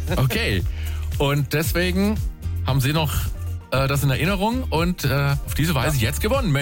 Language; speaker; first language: German; native; German